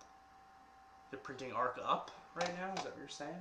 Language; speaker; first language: English; native; English